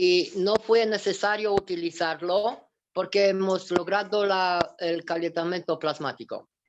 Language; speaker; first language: Spanish; non-native, fluent; Romanian